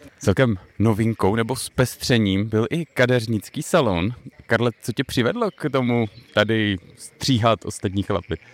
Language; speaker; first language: Czech; native; Czech